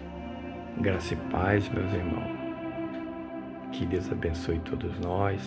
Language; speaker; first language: Portuguese; native; Portuguese